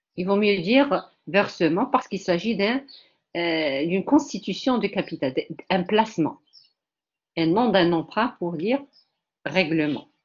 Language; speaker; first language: French; non-native, local second language; Arabic